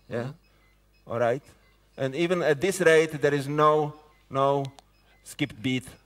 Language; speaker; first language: English; non-native, fluent; Czech